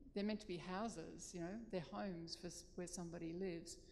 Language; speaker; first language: English; native; English